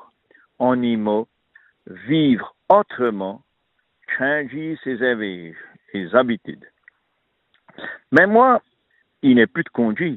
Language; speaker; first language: French; native; French